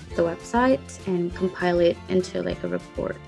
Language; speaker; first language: English; non-native, fluent; Indonesian